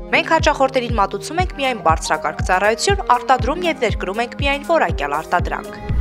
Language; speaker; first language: Armenian; native; Armenian